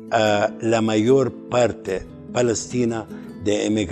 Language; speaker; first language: Spanish; non-native, fluent; Arabic